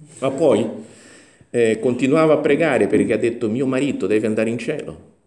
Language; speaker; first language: Italian; non-native, fluent; Portuguese